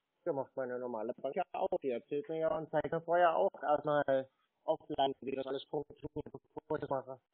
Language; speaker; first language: German; native; German